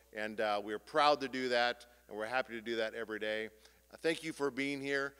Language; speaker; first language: English; native; English